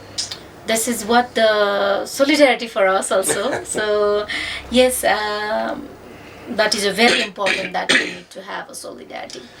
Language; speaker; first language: English; non-native, fluent; Nepali